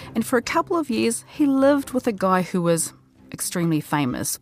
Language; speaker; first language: English; native; English